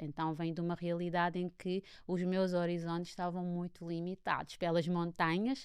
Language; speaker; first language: Portuguese; non-native, local second language; Kabuverdianu